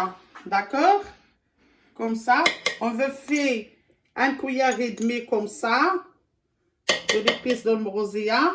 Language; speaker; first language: French; non-native, learner; Arabic